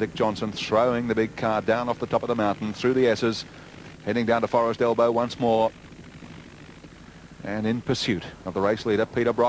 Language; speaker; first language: English; native; English